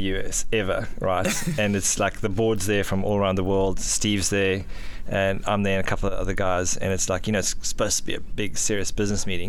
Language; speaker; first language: English; native; English